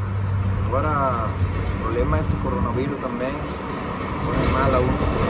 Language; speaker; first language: Portuguese; non-native, learner; Spanish